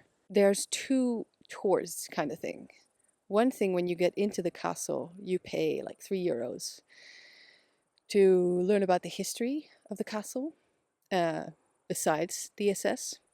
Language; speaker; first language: English; non-native, fluent; Dutch